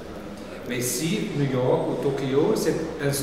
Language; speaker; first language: French; non-native, learner; German